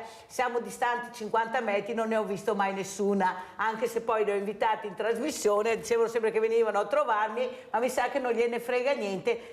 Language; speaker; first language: Italian; native; Italian